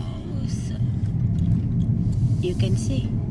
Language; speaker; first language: English; non-native, local second language; Filipino